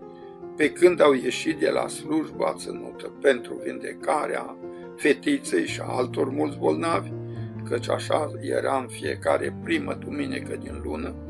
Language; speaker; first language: Romanian; native; Romanian